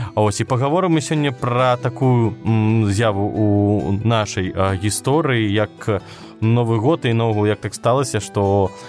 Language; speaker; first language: Belarusian; non-native, local second language; Russian